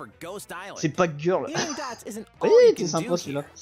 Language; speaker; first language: French; native; French